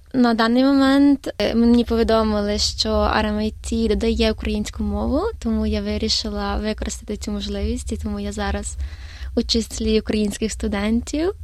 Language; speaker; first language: Ukrainian; native; Ukrainian